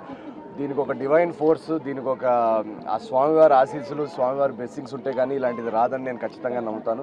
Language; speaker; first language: Telugu; native; Telugu